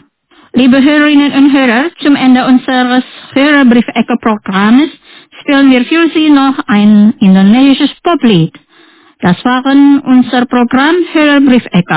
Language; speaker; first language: German; non-native, fluent; Indonesian